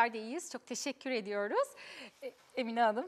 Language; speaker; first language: Turkish; native; Turkish